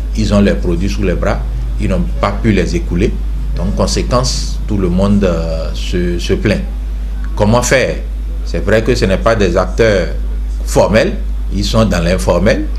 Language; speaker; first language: French; native; French